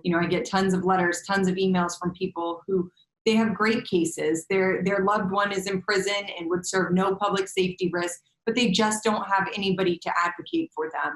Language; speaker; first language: English; native; English